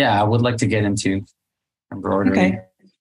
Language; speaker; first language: English; non-native, fluent; Spanish